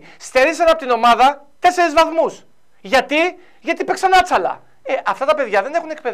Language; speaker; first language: Greek; native; Greek